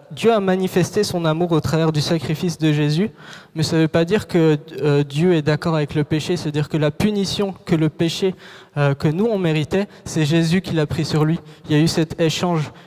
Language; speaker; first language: French; native; French